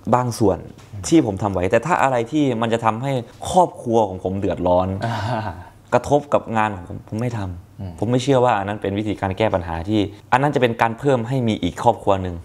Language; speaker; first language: Thai; native; Thai